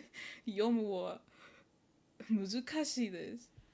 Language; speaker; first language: Japanese; non-native, learner; English